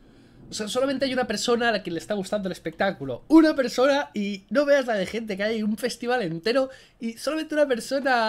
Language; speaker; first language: Spanish; native; Spanish